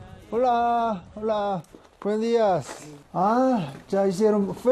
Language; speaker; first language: Spanish; non-native, learner; Korean